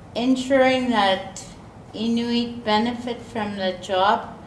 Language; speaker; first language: English; native; English